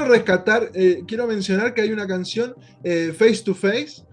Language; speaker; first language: Spanish; native; Spanish